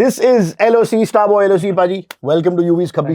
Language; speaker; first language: Hindi; native; Hindi